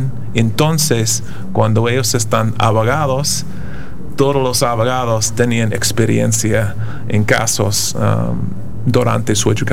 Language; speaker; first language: Spanish; non-native, fluent; English